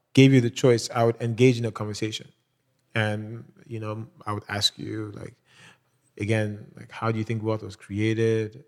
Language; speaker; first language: English; non-native, local second language; Yoruba